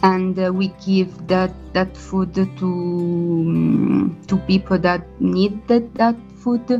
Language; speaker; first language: English; non-native, learner; Italian